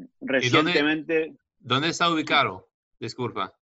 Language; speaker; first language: Spanish; non-native, fluent; English